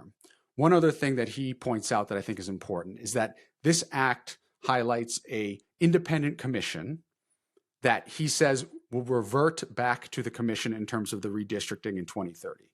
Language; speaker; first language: English; native; English